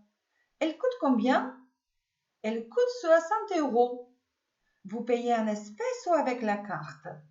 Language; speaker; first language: French; non-native, fluent; Macedonian